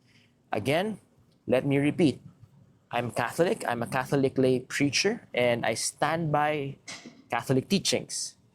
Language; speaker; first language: English; non-native, local second language; Filipino